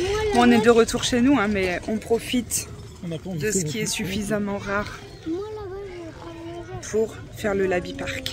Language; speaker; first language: French; native; French